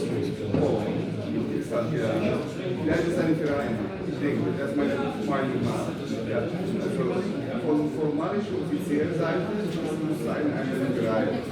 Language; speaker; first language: German; non-native, learner; Russian